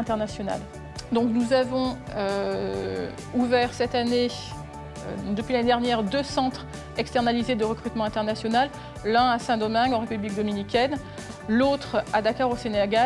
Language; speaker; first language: French; native; French